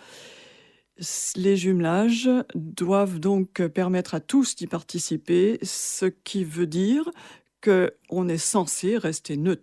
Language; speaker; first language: French; native; French